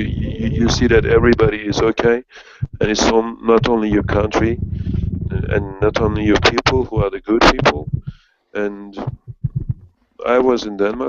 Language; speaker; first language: English; non-native, fluent; Turkish